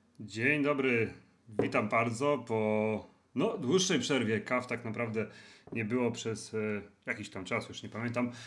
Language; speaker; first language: Polish; native; Polish